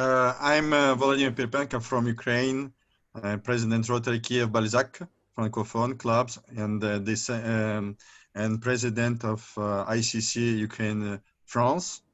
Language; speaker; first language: English; non-native, learner; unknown